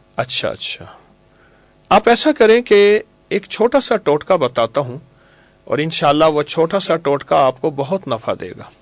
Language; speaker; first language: Urdu; native; Urdu